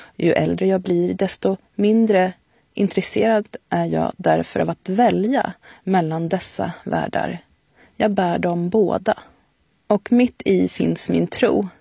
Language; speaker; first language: Swedish; early bilingual, other home language; Arabic